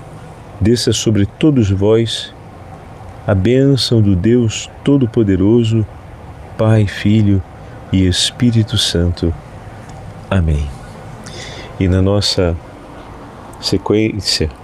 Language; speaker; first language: Portuguese; native; Portuguese